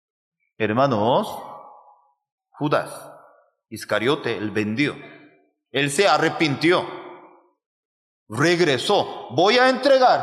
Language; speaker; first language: Spanish; non-native, fluent; Korean